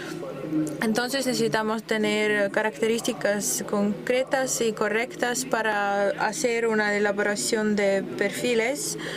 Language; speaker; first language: Spanish; non-native, fluent; German